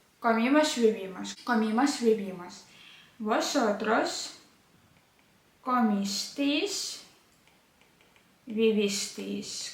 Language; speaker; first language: Spanish; non-native, fluent; Ukrainian